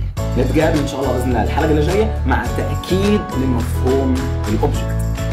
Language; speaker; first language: Arabic; native; Arabic